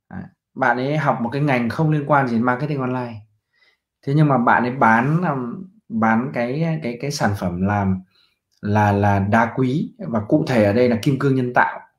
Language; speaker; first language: Vietnamese; native; Vietnamese